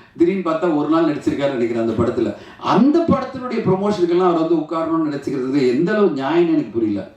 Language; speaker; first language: Tamil; native; Tamil